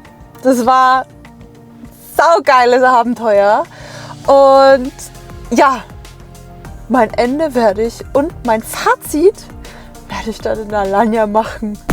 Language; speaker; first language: German; native; German